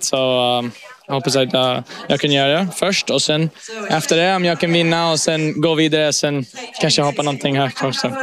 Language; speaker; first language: Swedish; early bilingual, heritage; English